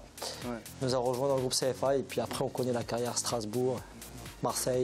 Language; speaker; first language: French; native; French